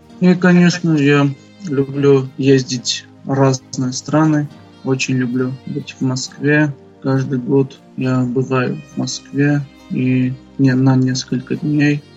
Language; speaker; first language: Russian; non-native, fluent; Armenian